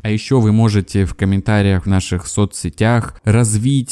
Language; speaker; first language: Russian; native; Russian